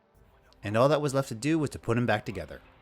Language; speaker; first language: English; native; English